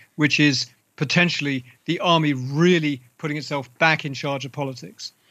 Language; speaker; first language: English; native; English